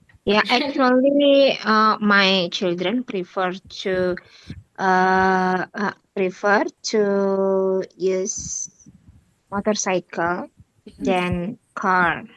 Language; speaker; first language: English; non-native, learner; Indonesian